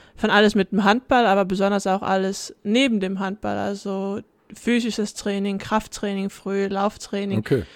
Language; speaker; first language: German; early bilingual, heritage; Danish